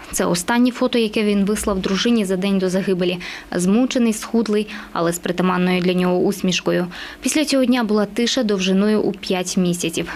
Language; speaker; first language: Ukrainian; native; Ukrainian